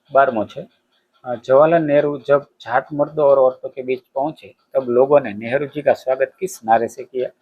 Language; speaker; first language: Hindi; non-native, local second language; Gujarati